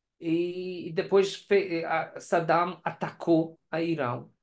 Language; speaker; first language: Portuguese; non-native, learner; Persian